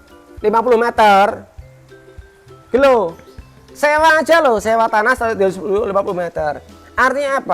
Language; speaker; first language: Indonesian; non-native, local second language; Javanese